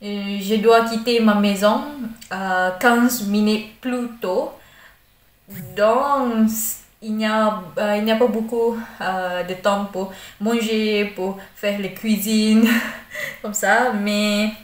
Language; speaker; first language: French; non-native, learner; Malay